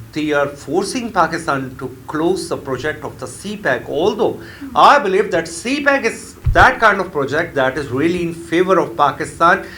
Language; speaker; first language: English; non-native, local second language; Urdu